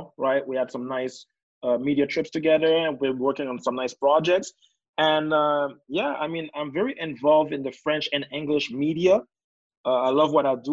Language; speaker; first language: English; non-native, fluent; French